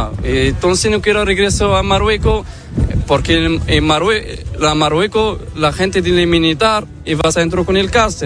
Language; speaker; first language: Spanish; non-native, learner; Arabic